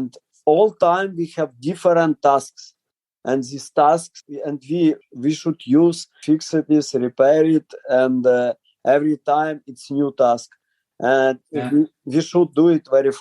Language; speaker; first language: English; non-native, learner; Ukrainian